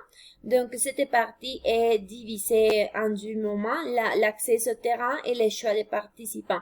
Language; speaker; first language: French; non-native, fluent; Spanish